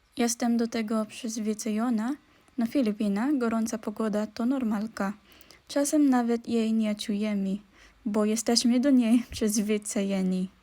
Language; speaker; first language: Polish; non-native, learner; Filipino